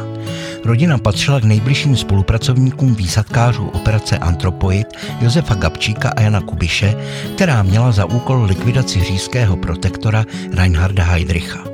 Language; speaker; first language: Czech; native; Czech